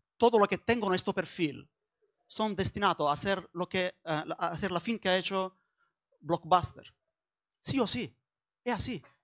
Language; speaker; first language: Spanish; non-native, learner; Italian